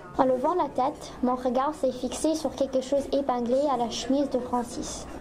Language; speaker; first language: French; non-native, fluent; English